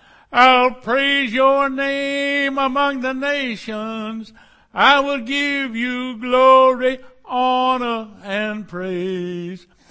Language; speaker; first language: English; native; English